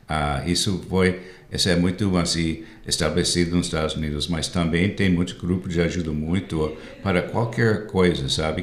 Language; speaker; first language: Portuguese; non-native, fluent; English